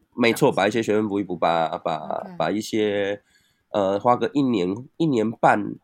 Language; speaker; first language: Chinese; native; Chinese